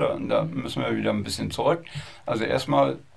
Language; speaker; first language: German; native; German